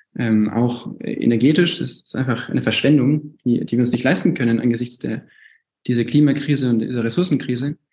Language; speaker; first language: German; native; German